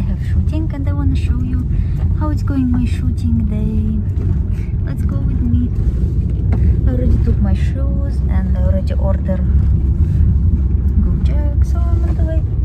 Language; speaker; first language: English; non-native, learner; Russian